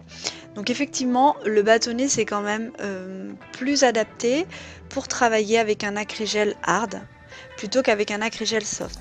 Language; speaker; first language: French; native; French